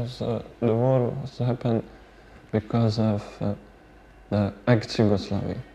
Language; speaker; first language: English; non-native, learner; Bosnian